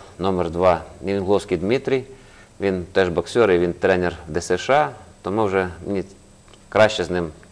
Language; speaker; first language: Ukrainian; native; Ukrainian